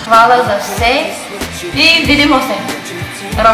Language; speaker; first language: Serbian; non-native, learner; Bulgarian